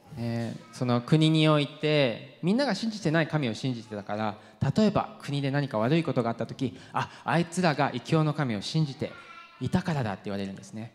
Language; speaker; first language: Japanese; non-native, fluent; English